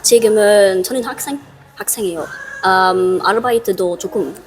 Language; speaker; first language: Korean; non-native, learner; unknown